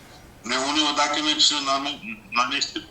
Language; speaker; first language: Russian; non-native, learner; Uzbek